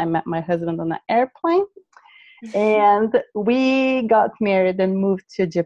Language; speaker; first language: English; non-native, fluent; Portuguese